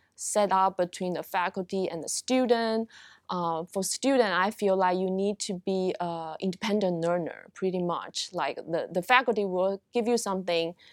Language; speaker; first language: English; non-native, fluent; Chinese